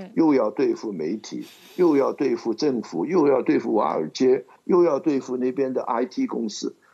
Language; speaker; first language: Chinese; non-native, local second language; Cantonese